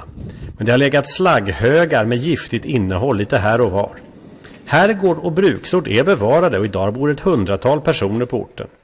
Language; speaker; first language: Swedish; native; Swedish